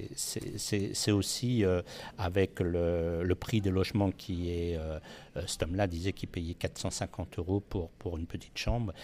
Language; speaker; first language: French; native; French